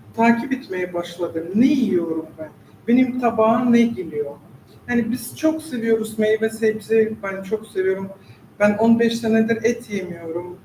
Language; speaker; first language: Turkish; non-native, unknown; Russian